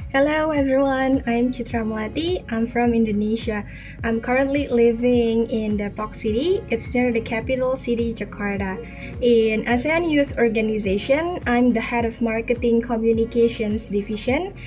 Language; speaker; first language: English; non-native, fluent; Indonesian